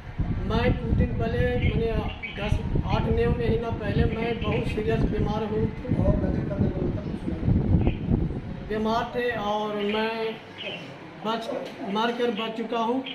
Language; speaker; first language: Hindi; non-native, local second language; Magahi